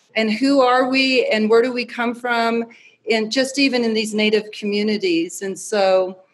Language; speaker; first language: English; native; English